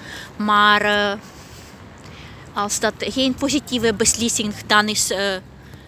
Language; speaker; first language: Dutch; non-native, fluent; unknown